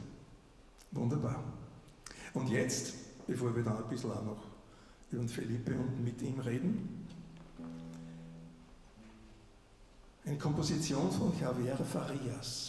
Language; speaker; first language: German; native; German